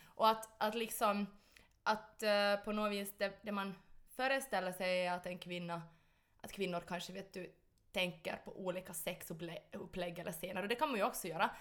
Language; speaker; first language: Swedish; native; Swedish